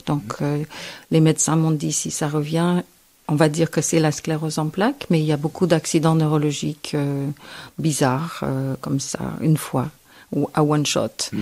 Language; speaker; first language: French; non-native, fluent; English